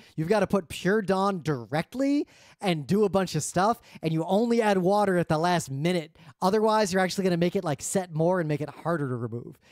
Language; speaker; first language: English; native; English